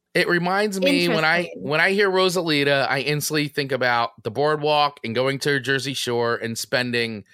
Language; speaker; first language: English; native; English